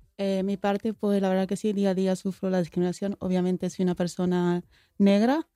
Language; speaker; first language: Spanish; early bilingual, other home language; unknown